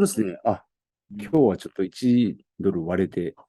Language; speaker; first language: Japanese; native; Japanese